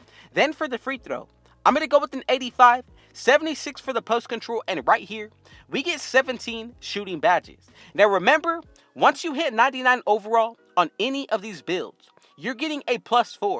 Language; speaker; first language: English; native; English